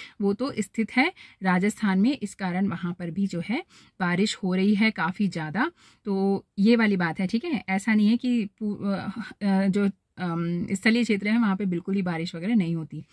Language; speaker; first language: Hindi; native; Hindi